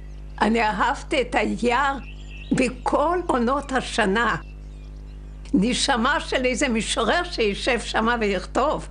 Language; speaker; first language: Hebrew; non-native, fluent; Yiddish